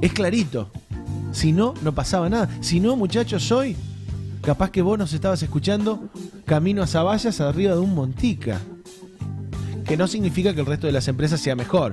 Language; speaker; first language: Spanish; native; Spanish